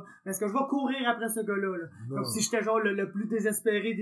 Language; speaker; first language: French; native; French